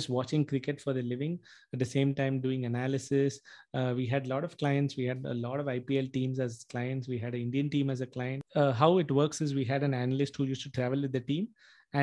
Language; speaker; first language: English; non-native, local second language; Tamil